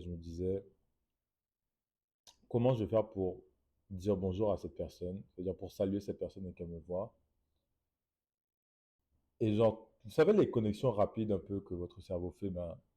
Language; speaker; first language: French; native; French